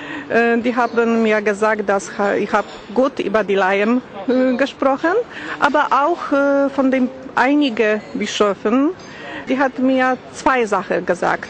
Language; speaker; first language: German; non-native, learner; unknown